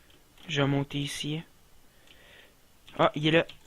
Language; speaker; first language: French; native; French